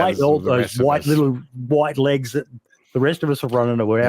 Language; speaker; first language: English; native; English